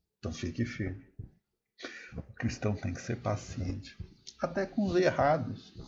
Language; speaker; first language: Portuguese; native; Portuguese